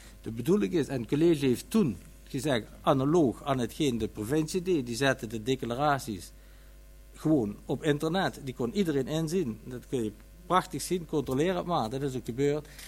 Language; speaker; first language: Dutch; native; Dutch